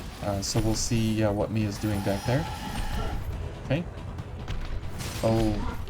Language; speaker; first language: English; native; English